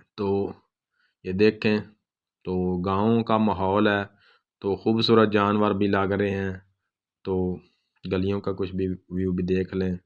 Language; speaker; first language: Urdu; non-native, local second language; Punjabi